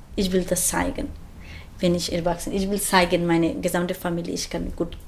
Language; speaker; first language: German; non-native, fluent; Bangla